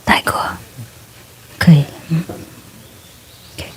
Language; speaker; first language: Chinese; non-native, fluent; Vietnamese